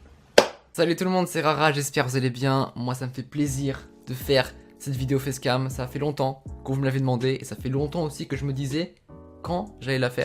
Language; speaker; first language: French; native; French